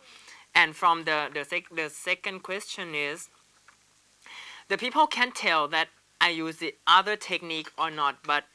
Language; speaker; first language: English; non-native, learner; Thai